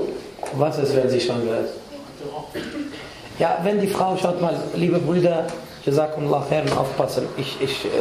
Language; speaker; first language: German; non-native, fluent; Arabic